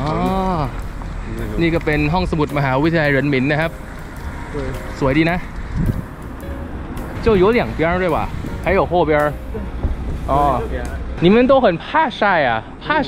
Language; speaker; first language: Thai; native; Thai